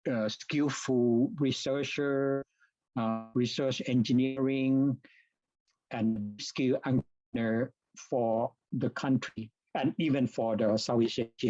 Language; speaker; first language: English; non-native, fluent; Thai